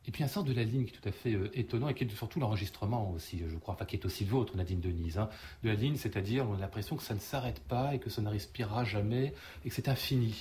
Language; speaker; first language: French; native; French